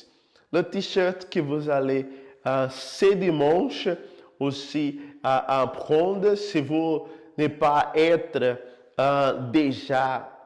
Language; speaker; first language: French; non-native, fluent; Portuguese